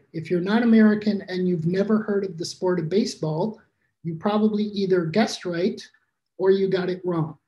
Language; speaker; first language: English; native; English